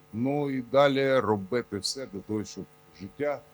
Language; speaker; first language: Ukrainian; non-native, local second language; Russian